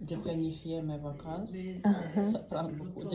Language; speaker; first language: French; non-native, learner; Vietnamese